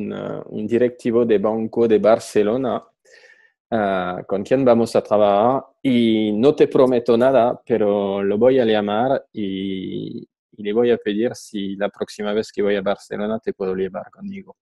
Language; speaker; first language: Spanish; non-native, fluent; French